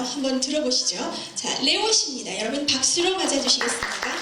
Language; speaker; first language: Korean; native; Korean